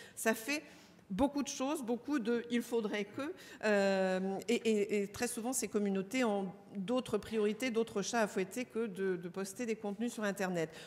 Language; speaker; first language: French; native; French